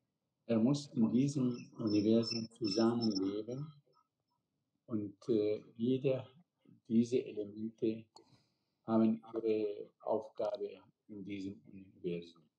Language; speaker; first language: German; non-native, fluent; Arabic